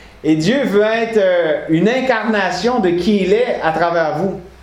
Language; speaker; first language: French; native; French